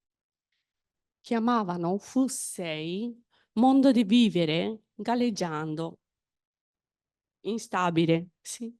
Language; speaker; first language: Italian; non-native, fluent; Japanese